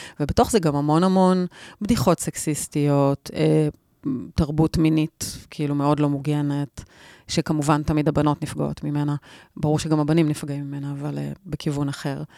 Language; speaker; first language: Hebrew; native; Hebrew